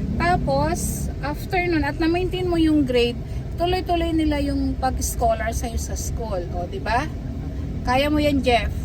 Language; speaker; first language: Filipino; native; Filipino